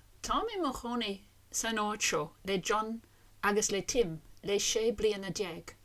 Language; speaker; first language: Irish; non-native, learner; English